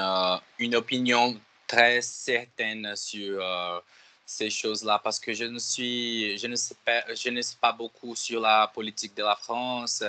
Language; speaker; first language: French; non-native, learner; Portuguese